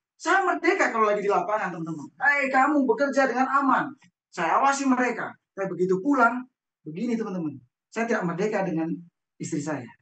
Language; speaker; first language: Indonesian; native; Indonesian